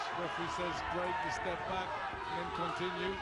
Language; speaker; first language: English; native; English